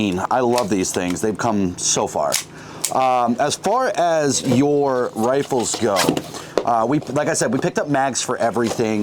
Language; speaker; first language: English; native; English